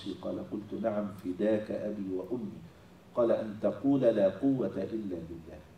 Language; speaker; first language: Arabic; native; Arabic